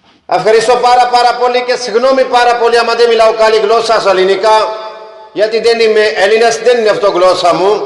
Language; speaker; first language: Greek; non-native, learner; Punjabi